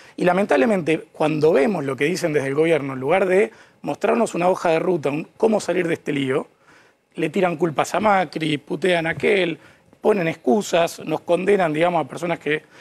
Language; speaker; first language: Spanish; native; Spanish